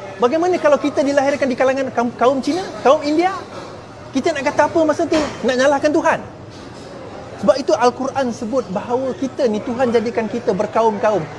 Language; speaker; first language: Malay; non-native, local second language; Chinese